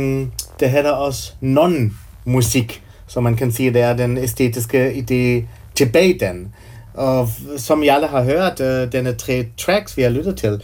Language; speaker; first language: Danish; non-native, fluent; German